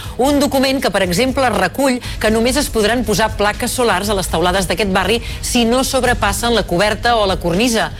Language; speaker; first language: Catalan; native; Catalan